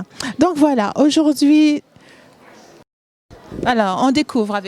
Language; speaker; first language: French; native; French